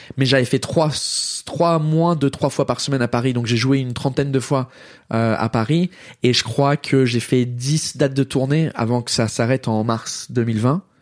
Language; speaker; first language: French; early bilingual, heritage; English